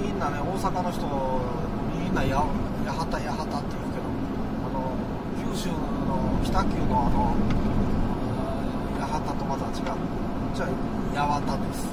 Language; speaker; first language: Japanese; native; Japanese